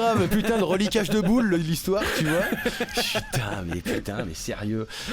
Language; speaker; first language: French; native; French